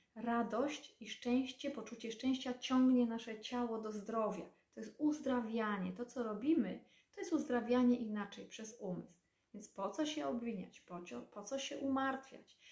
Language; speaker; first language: Polish; native; Polish